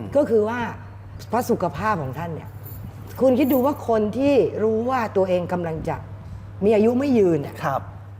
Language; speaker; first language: Thai; native; Thai